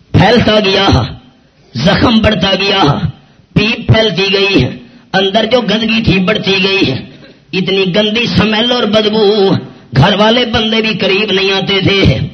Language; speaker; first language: Urdu; non-native, local second language; Pashto